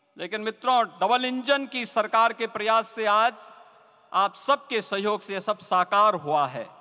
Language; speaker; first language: Hindi; native; Hindi